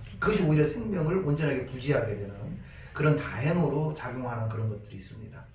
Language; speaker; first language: Korean; native; Korean